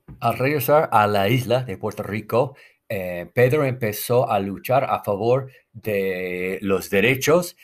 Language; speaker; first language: Spanish; non-native, fluent; English